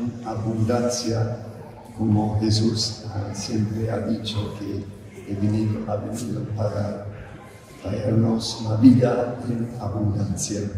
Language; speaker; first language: Spanish; non-native, fluent; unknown